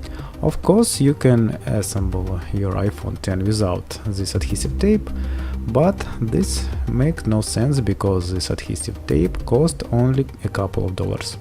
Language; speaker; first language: English; non-native, fluent; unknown